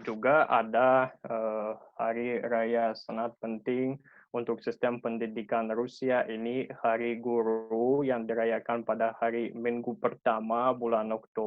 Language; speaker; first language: Indonesian; non-native, learner; Russian